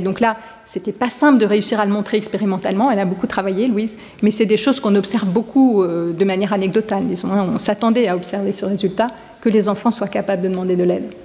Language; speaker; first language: French; native; French